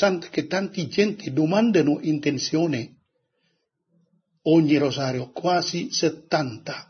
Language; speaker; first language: Italian; non-native, learner; Indonesian